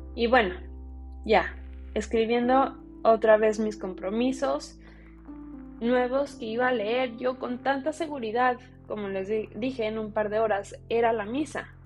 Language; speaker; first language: Spanish; early bilingual, heritage; Spanish